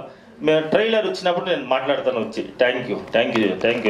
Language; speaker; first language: Telugu; non-native, local second language; Kannada